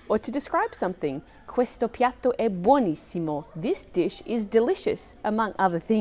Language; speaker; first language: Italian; non-native, fluent; English